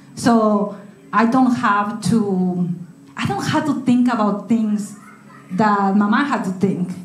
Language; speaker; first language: English; non-native, learner; Spanish